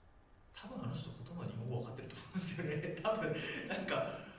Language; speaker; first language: Japanese; native; Japanese